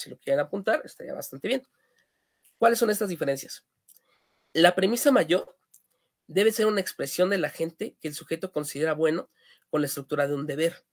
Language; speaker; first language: Spanish; native; Spanish